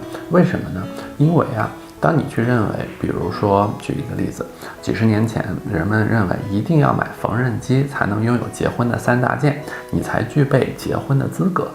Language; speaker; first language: Chinese; native; Chinese